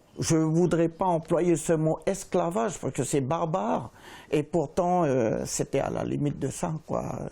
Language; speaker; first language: French; native; French